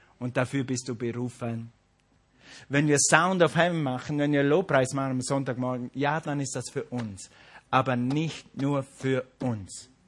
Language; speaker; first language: German; non-native, fluent; English